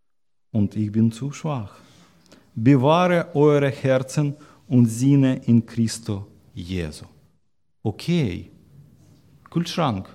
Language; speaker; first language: German; non-native, learner; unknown